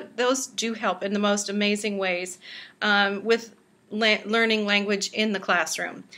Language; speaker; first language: English; native; English